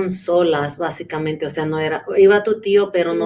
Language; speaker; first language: Spanish; native; Spanish